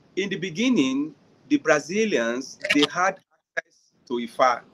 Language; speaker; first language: English; non-native, local second language; Yoruba